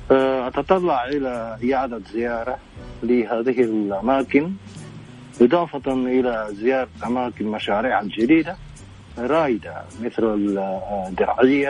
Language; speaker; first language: Arabic; non-native, fluent; Japanese